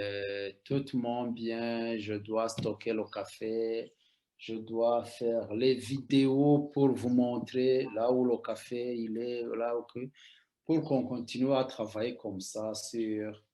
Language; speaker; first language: French; non-native, local second language; Rundi